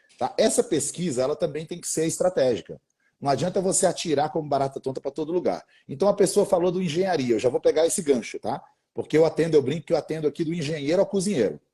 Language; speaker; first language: Portuguese; native; Portuguese